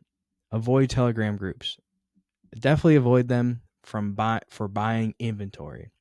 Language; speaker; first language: English; native; English